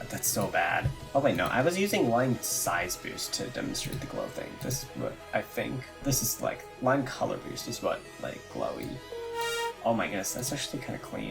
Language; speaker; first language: English; native; English